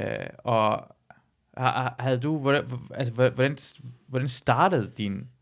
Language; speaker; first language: Danish; early bilingual, other home language; Persian